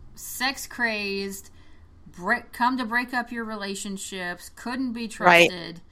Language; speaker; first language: English; native; English